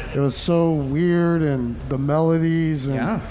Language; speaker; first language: English; native; English